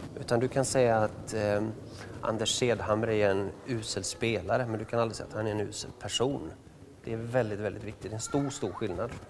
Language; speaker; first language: Swedish; early bilingual, other home language; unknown